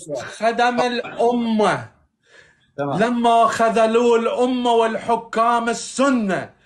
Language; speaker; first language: Arabic; non-native, fluent; Persian